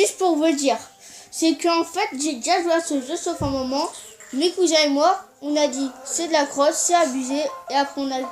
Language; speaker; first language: French; native; French